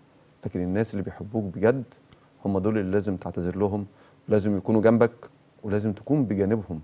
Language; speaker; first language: Arabic; native; Arabic